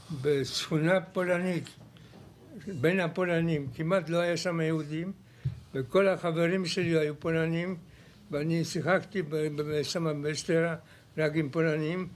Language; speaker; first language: Hebrew; non-native, fluent; Polish